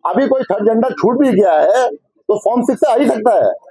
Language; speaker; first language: Hindi; non-native, local second language; Bangla